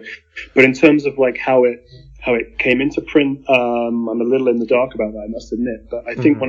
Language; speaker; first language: English; native; English